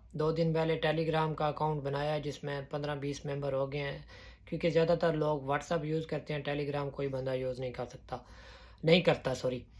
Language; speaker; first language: Urdu; non-native, local second language; Punjabi